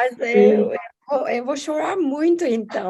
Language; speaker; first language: Portuguese; non-native, learner; Turkish